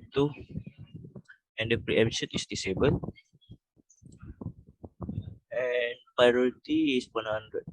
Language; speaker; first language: English; non-native, local second language; Malay